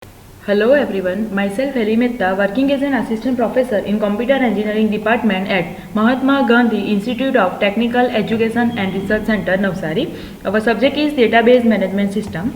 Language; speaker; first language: English; non-native, local second language; Gujarati